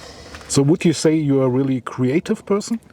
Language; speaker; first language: English; non-native, fluent; German